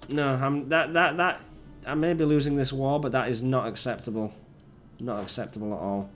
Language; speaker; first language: English; native; English